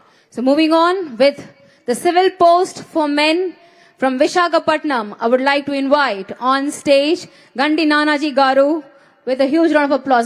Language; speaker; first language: English; non-native, local second language; Telugu